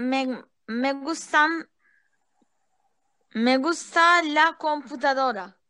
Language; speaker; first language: Spanish; non-native, learner; Turkish